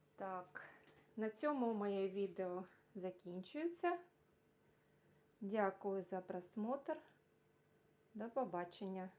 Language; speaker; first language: Ukrainian; non-native, local second language; Russian